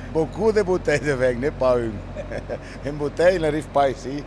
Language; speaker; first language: French; non-native, learner; Italian